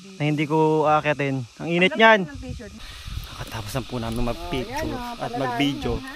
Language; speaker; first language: Filipino; native; Filipino